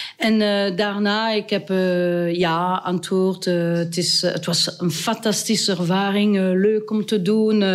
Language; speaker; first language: Dutch; non-native, local second language; French